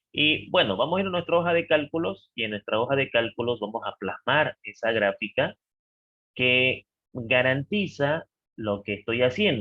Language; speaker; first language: Spanish; native; Spanish